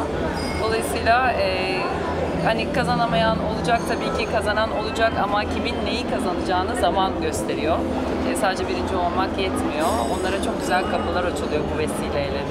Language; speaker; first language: Turkish; native; Turkish